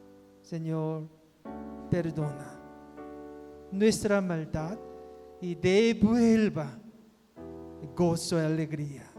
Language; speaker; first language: Spanish; non-native, fluent; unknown